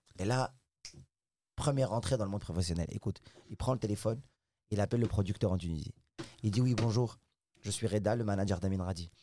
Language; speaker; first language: French; non-native, local second language; Arabic